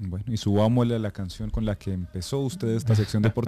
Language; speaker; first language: Spanish; native; Spanish